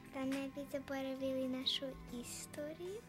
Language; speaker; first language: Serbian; early bilingual, heritage; Serbian